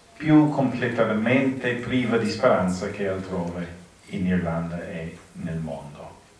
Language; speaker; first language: Italian; non-native, fluent; English